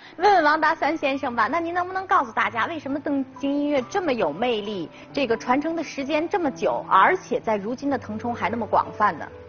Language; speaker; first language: Chinese; native; Chinese